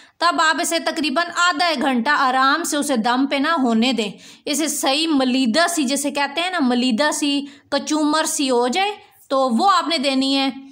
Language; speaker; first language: Urdu; native; Urdu